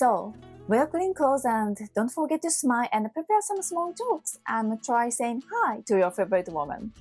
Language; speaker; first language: English; non-native, fluent; Japanese